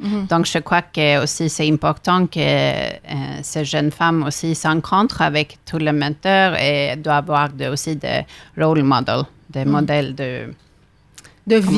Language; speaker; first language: French; non-native, fluent; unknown